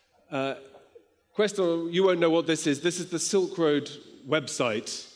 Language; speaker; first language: English; native; English